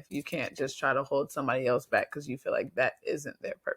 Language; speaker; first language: English; native; English